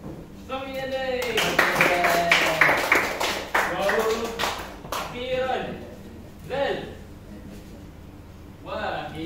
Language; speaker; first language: Arabic; non-native, learner; Malay